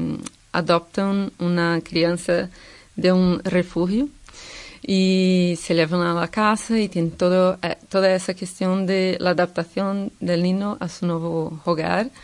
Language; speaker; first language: Spanish; non-native, fluent; Portuguese